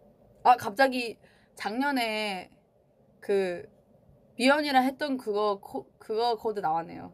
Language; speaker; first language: Korean; non-native, fluent; Chinese